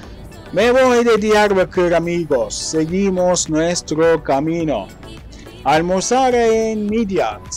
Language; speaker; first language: Spanish; non-native, learner; Turkish